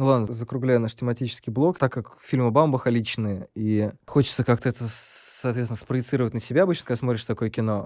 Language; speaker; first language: Russian; native; Russian